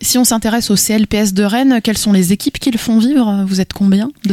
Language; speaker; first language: French; native; French